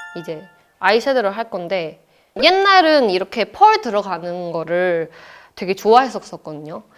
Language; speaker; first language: Korean; non-native, fluent; Chinese